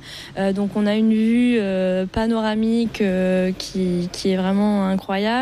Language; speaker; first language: French; native; French